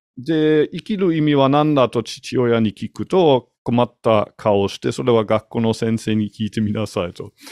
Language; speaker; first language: Japanese; non-native, fluent; German